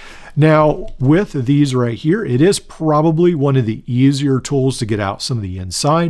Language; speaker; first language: English; native; English